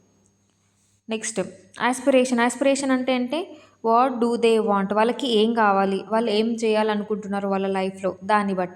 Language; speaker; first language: Telugu; native; Telugu